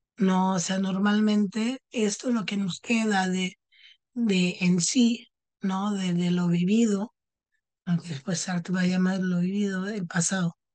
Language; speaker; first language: Spanish; non-native, fluent; Portuguese